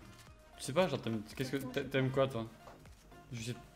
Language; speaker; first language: French; native; French